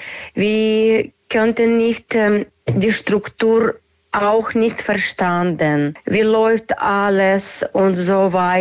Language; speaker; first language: German; non-native, learner; Ukrainian